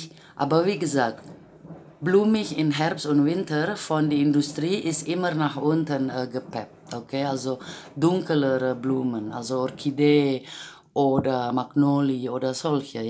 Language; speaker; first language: German; non-native, fluent; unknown